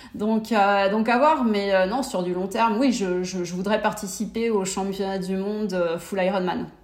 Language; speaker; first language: French; native; French